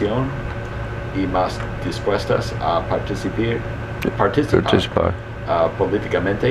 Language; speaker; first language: Spanish; early bilingual, heritage; Spanish